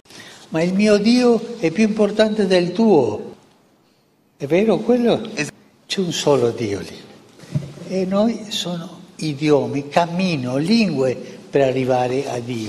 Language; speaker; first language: Italian; non-native, fluent; Spanish